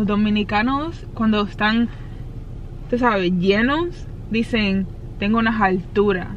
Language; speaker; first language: Spanish; early bilingual, heritage; Spanish